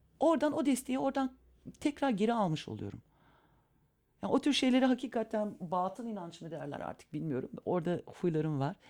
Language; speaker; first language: Turkish; early bilingual, heritage; Turkish